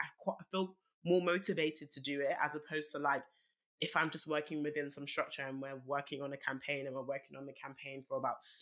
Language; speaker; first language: English; native; English